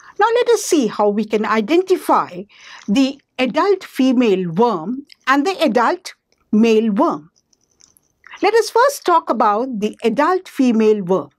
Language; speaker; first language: English; non-native, local second language; Hindi